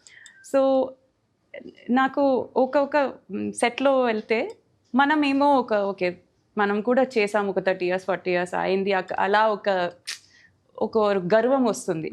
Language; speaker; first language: Telugu; non-native, fluent; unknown